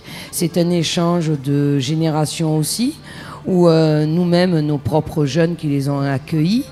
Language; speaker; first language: French; native; French